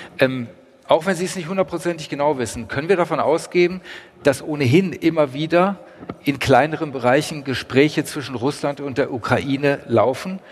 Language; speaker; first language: German; native; German